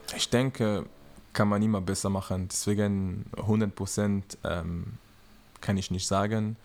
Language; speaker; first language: German; non-native, learner; French